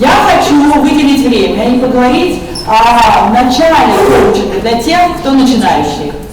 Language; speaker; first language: Russian; native; Russian